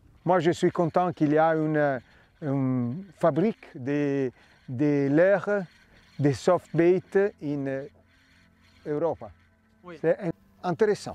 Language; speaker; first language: French; non-native, fluent; Italian